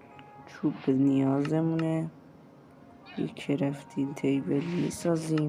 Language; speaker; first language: Persian; native; Persian